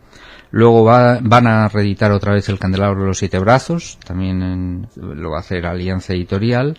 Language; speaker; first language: Spanish; native; Spanish